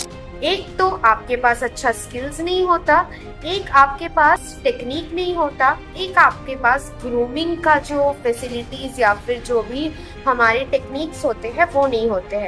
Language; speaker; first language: Hindi; non-native, local second language; Bangla